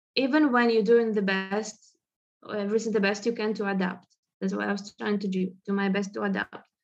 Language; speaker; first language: English; non-native, fluent; Russian